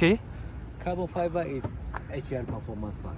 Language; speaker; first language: English; non-native, learner; Japanese